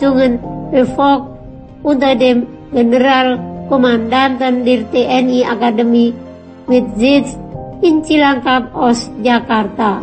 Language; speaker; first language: German; non-native, fluent; Indonesian